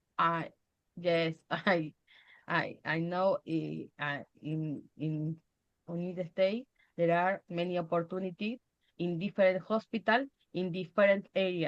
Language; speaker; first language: English; non-native, learner; Spanish